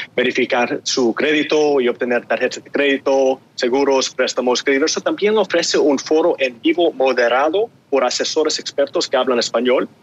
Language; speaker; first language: Spanish; early bilingual, heritage; Spanish